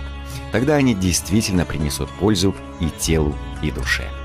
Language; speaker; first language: Russian; native; Russian